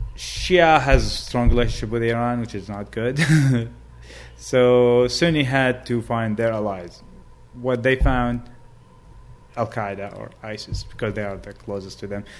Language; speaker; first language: English; non-native, fluent; Arabic